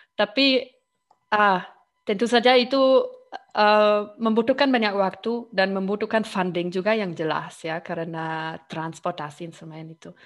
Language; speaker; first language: Indonesian; non-native, fluent; German